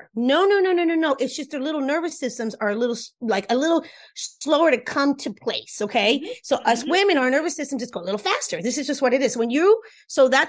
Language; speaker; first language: English; non-native, fluent; Spanish